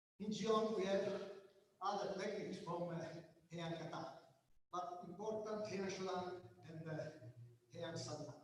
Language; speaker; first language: English; non-native, learner; Italian